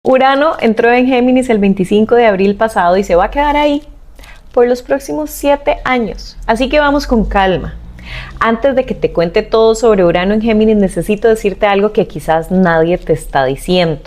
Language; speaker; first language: Spanish; native; Spanish